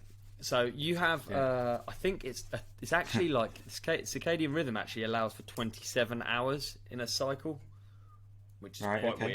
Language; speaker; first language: English; native; English